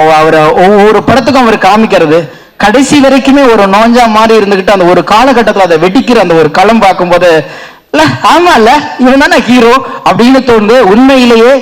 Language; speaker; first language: Tamil; native; Tamil